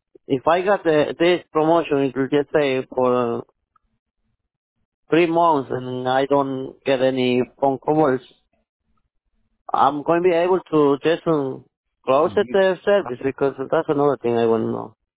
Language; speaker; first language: English; non-native, learner; Spanish